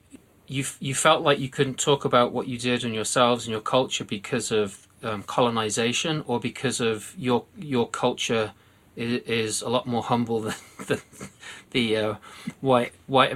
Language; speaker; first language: English; native; English